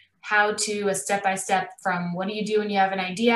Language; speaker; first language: English; native; English